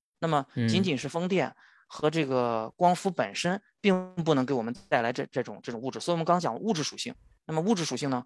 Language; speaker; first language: Chinese; native; Chinese